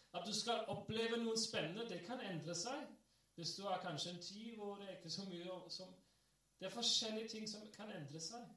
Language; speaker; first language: Norwegian; non-native, fluent; English